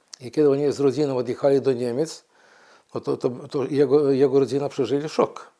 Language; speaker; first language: Polish; non-native, fluent; Ukrainian